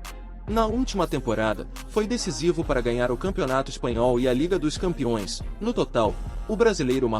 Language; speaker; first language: Portuguese; native; Portuguese